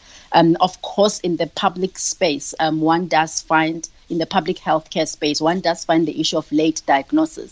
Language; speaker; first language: English; non-native, local second language; Tswana